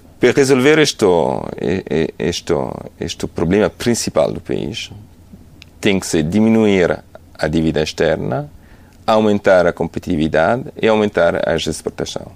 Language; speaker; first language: Portuguese; non-native, fluent; Italian